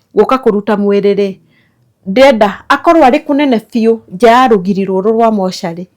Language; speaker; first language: Kikuyu; native; Kikuyu